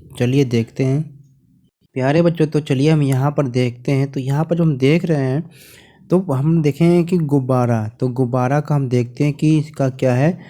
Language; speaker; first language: Hindi; native; Hindi